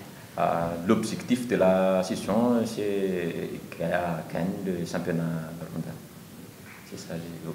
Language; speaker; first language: French; non-native, learner; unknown